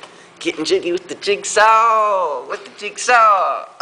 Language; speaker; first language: English; native; English